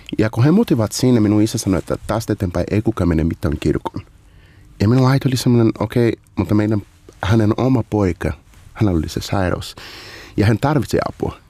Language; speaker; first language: Finnish; non-native, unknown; Portuguese